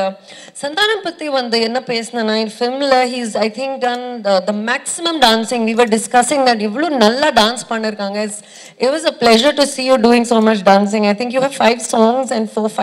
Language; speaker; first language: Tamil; non-native, learner; Kannada